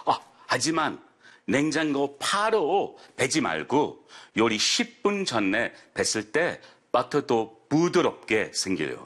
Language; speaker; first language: Korean; non-native, learner; English